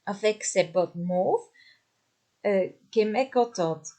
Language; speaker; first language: French; non-native, fluent; Dutch